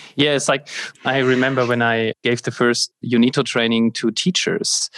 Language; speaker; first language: English; non-native, fluent; German